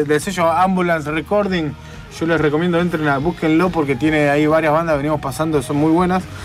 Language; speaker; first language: Spanish; native; Spanish